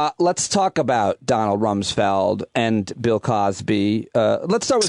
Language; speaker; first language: English; native; English